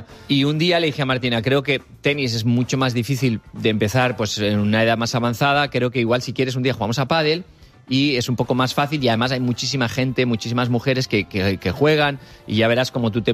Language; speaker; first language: Spanish; native; Spanish